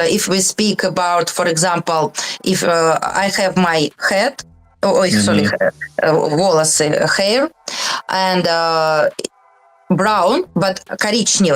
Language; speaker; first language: English; non-native, learner; Russian